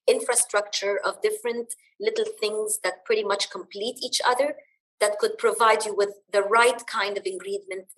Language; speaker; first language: English; early bilingual, other home language; Arabic